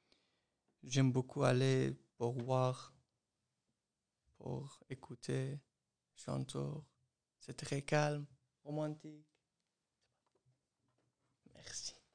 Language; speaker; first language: French; non-native, learner; Persian